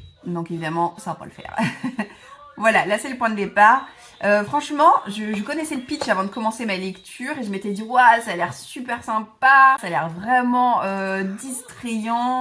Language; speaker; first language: French; native; French